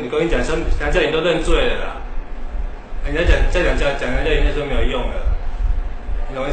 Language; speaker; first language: Chinese; native; Chinese